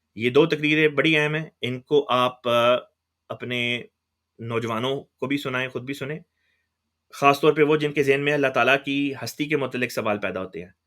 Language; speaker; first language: Urdu; native; Urdu